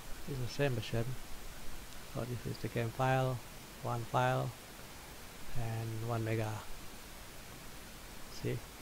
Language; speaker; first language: English; non-native, local second language; Malay